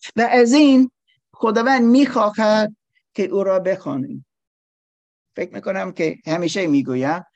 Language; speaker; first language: Persian; non-native, learner; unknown